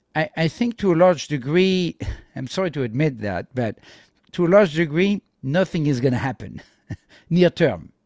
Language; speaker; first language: English; non-native, fluent; French